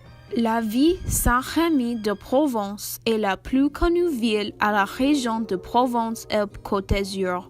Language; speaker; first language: French; non-native, learner; English